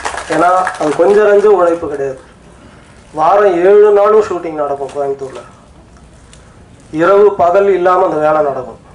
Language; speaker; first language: Tamil; native; Tamil